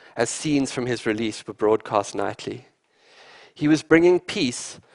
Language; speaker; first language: English; native; English